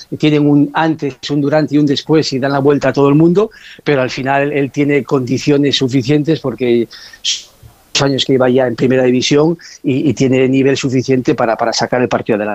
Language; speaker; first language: Spanish; native; Spanish